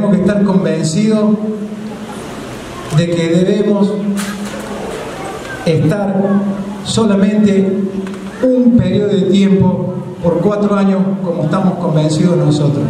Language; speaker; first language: Spanish; native; Spanish